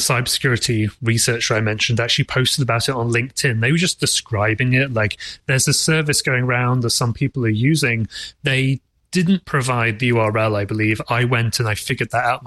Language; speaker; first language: English; native; English